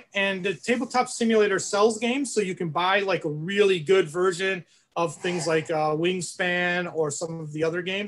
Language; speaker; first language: English; native; English